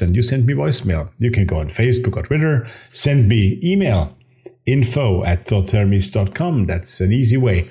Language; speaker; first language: English; non-native, fluent; German